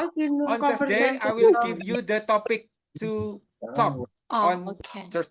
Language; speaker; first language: English; non-native, fluent; Indonesian